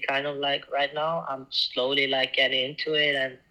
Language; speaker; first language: English; non-native, fluent; Icelandic